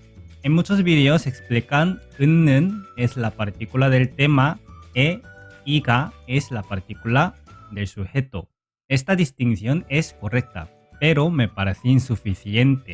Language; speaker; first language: Spanish; non-native, fluent; Korean